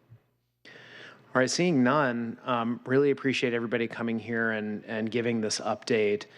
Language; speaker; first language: English; native; English